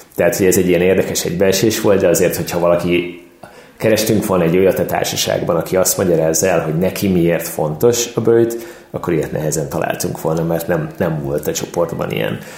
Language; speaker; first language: Hungarian; native; Hungarian